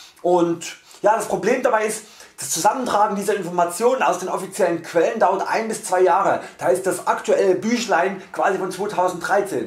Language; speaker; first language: German; native; German